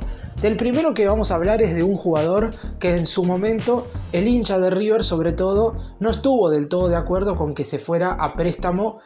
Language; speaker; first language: Spanish; native; Spanish